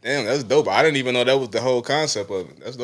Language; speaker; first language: English; native; English